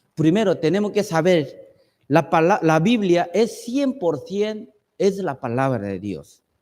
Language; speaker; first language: Spanish; non-native, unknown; Chinese